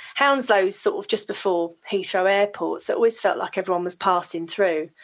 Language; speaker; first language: English; native; English